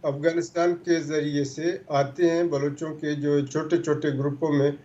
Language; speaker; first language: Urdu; non-native, local second language; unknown